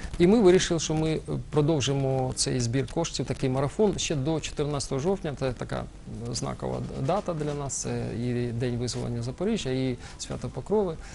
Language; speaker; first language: Ukrainian; non-native, local second language; Russian